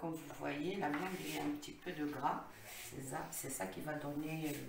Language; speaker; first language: French; non-native, local second language; Arabic